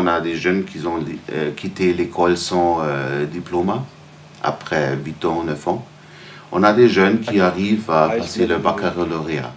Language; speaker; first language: French; non-native, fluent; German